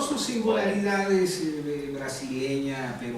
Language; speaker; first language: Spanish; native; Spanish